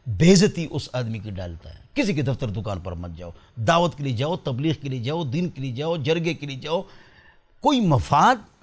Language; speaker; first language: Urdu; non-native, local second language; Pashto